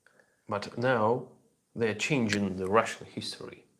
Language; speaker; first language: English; non-native, learner; Russian